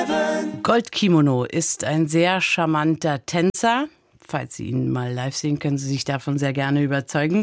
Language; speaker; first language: German; native; German